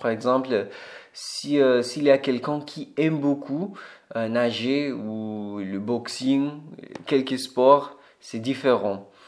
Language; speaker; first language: French; non-native, fluent; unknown